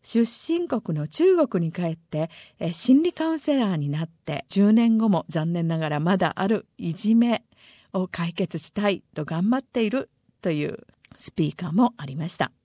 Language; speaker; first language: Japanese; native; Japanese